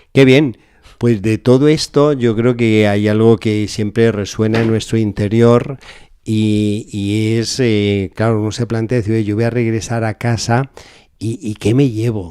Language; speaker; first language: Spanish; native; Spanish